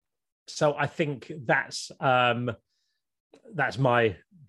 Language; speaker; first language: English; native; English